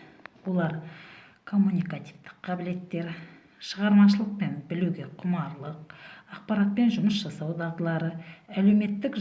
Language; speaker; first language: Kazakh; native; Kazakh